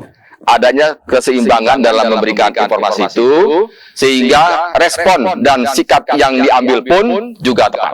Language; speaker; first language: Indonesian; native; Indonesian